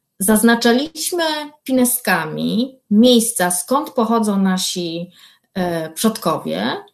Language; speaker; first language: Polish; native; Polish